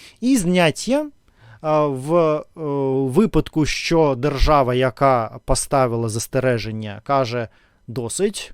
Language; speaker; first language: Ukrainian; non-native, learner; Russian